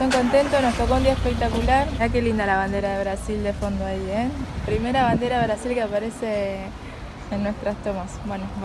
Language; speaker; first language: Spanish; native; Spanish